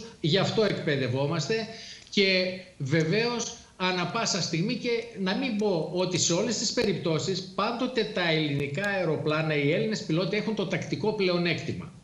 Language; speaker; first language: Greek; native; Greek